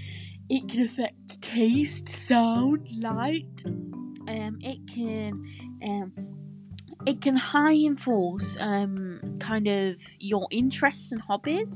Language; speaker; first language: English; native; English